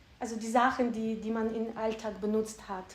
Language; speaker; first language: German; non-native, fluent; Ukrainian